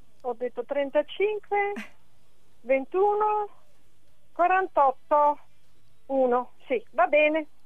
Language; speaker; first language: Italian; non-native, fluent; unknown